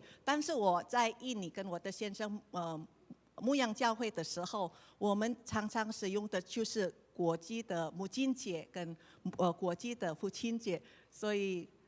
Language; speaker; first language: Chinese; non-native, learner; Indonesian